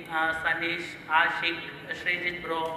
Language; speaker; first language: Malayalam; non-native, learner; Kannada